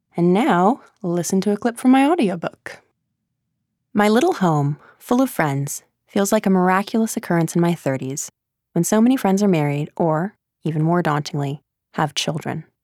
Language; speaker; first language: English; native; English